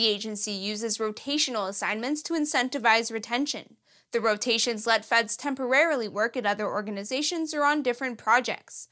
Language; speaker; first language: English; native; English